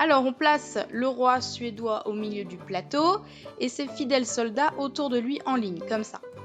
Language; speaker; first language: French; native; French